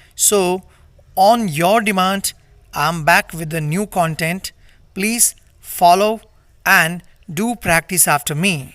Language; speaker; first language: Hindi; native; Hindi